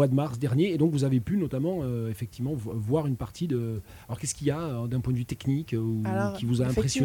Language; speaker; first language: French; native; French